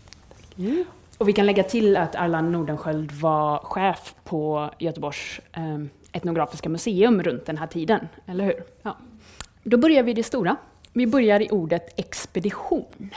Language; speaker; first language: Swedish; native; Swedish